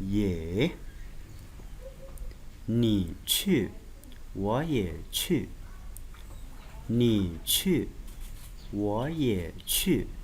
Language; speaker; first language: Chinese; non-native, learner; Lao